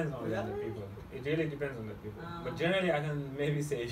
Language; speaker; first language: English; non-native, fluent; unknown